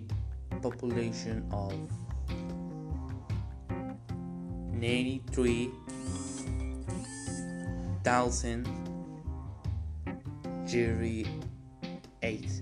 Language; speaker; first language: English; non-native, learner; Spanish